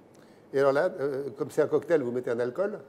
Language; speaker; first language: French; native; French